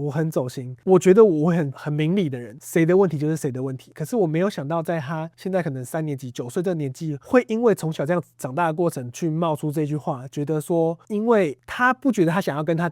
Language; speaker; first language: Chinese; native; Chinese